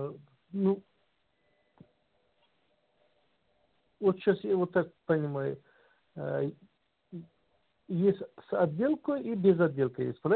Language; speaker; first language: Russian; non-native, learner; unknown